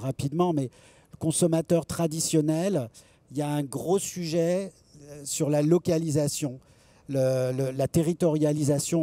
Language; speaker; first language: French; native; French